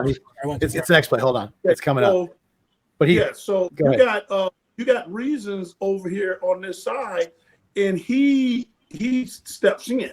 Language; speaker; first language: English; native; English